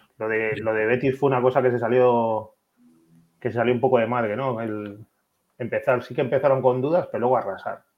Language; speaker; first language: Spanish; native; Spanish